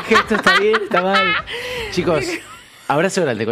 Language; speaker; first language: Spanish; native; Spanish